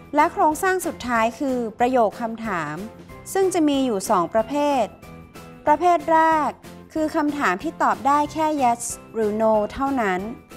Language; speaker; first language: Thai; native; Thai